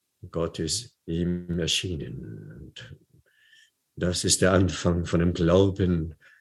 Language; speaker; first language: German; non-native, fluent; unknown